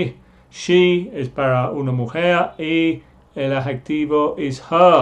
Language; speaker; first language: Spanish; non-native, fluent; English